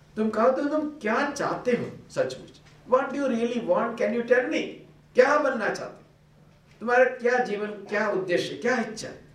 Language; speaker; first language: Hindi; non-native, local second language; Bangla